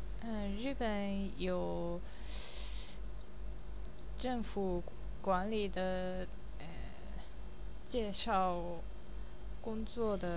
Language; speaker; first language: Chinese; non-native, learner; Japanese